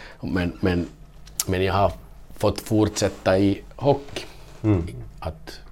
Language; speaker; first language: Swedish; non-native, learner; Finnish